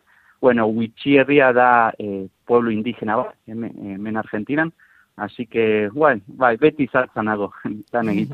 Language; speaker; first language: Basque; non-native, fluent; Spanish